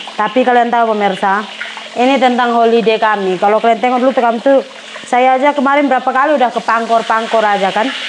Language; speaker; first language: Indonesian; native; Indonesian